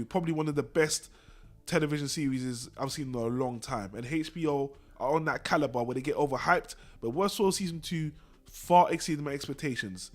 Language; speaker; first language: English; native; English